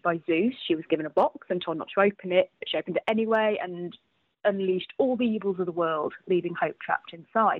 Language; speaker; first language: English; native; English